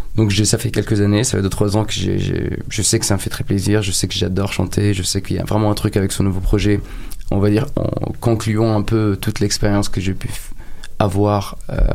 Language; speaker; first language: French; non-native, fluent; Arabic